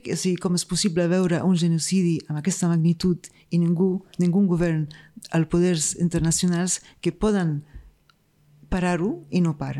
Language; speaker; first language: Catalan; non-native, fluent; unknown